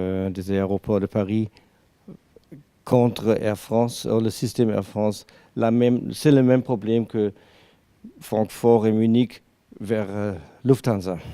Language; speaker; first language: French; non-native, learner; German